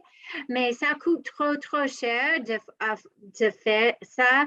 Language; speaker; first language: French; non-native, learner; English